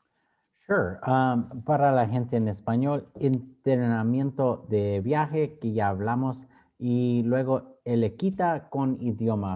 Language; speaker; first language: Spanish; early bilingual, other home language; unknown